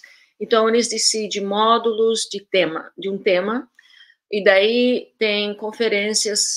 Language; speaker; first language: Portuguese; early bilingual, heritage; Portuguese